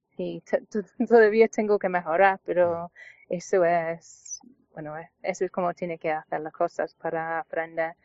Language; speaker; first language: Spanish; non-native, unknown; English